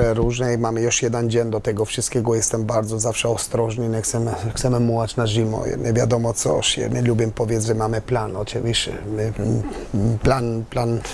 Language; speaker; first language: Polish; non-native, learner; Albanian